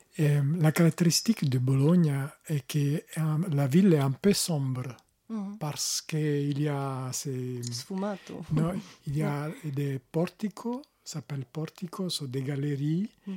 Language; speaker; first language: French; non-native, learner; Italian